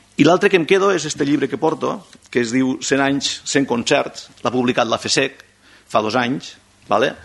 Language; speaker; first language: Catalan; non-native, local second language; Spanish